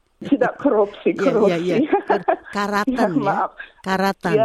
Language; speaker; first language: Indonesian; non-native, learner; English